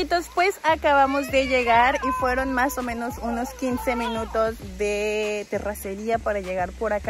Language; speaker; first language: Spanish; native; Spanish